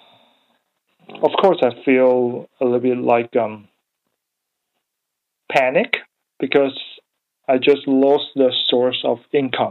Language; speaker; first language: English; non-native, learner; Chinese